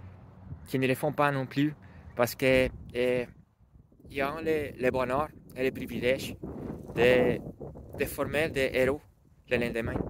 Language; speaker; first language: French; non-native, learner; Spanish